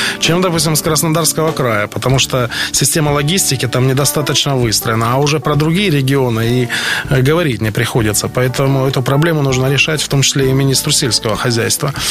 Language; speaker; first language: Russian; native; Russian